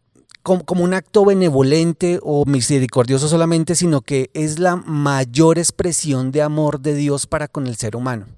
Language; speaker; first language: Spanish; native; Spanish